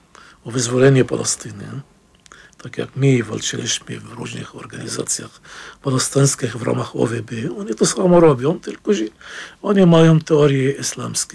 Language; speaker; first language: Polish; non-native, fluent; Arabic